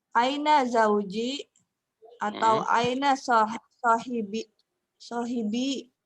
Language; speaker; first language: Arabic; non-native, learner; Indonesian